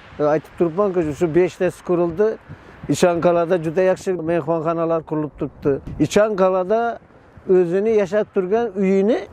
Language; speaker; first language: Uzbek; native; Uzbek